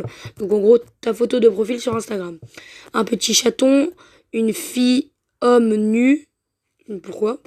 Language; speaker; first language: French; native; French